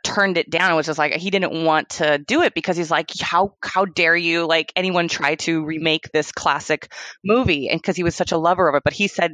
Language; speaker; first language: English; native; English